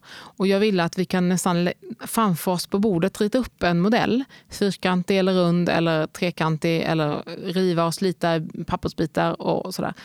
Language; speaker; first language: Swedish; native; Swedish